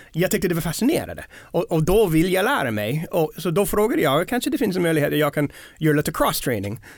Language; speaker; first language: Swedish; non-native, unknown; English